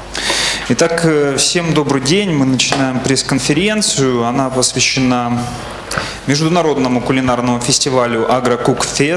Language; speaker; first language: Russian; native; Russian